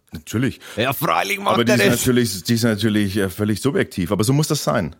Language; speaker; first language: German; native; German